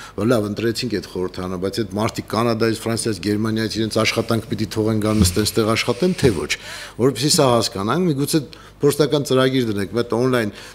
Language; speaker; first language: Armenian; native; Armenian